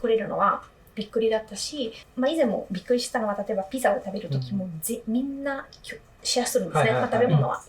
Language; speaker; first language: Japanese; non-native, fluent; Italian